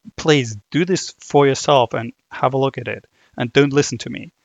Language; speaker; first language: English; non-native, fluent; German